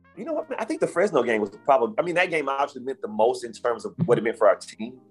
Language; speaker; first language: English; native; English